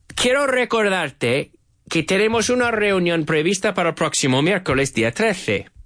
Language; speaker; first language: Spanish; non-native, learner; English